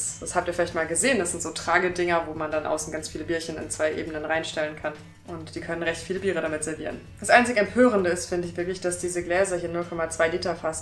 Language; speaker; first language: German; native; German